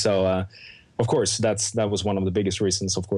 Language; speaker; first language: English; non-native, fluent; Swedish